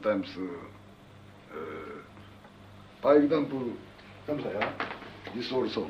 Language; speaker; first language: English; non-native, learner; Japanese